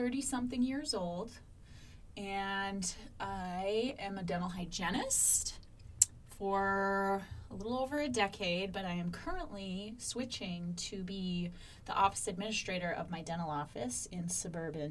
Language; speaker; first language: English; native; English